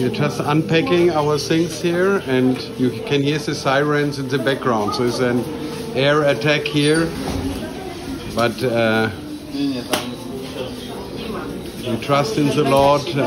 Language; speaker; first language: English; non-native, fluent; German